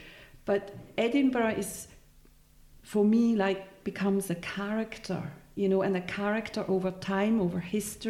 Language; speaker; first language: English; non-native, fluent; Swiss German